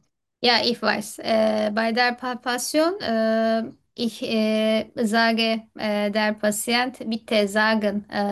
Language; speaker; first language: German; non-native, learner; Turkish